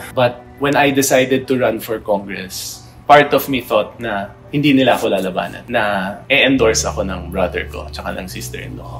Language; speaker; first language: Filipino; native; Filipino